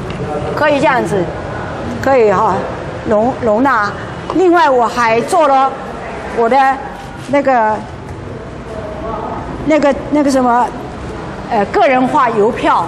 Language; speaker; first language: Chinese; native; Chinese